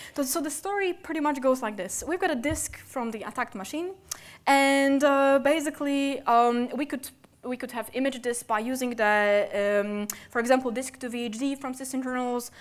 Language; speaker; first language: English; non-native, fluent; Polish